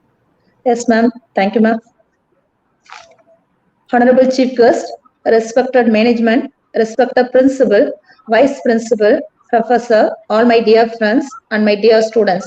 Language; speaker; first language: English; non-native, local second language; Tamil